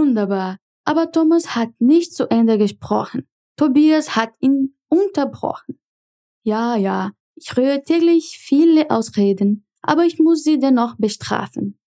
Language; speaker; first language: German; non-native, fluent; Portuguese